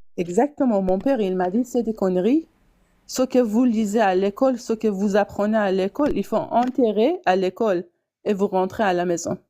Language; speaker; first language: French; non-native, fluent; Persian